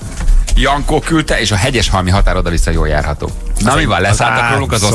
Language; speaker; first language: Hungarian; native; Hungarian